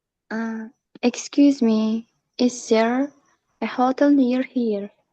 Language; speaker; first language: English; non-native, learner; Uzbek